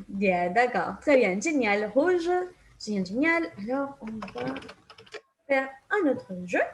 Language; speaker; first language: French; non-native, fluent; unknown